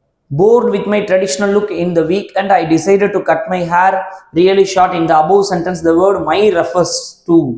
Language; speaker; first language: English; non-native, local second language; Tamil